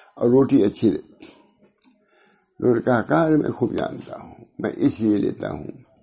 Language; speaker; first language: Urdu; native; Urdu